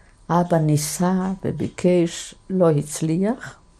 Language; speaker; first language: Hebrew; non-native, fluent; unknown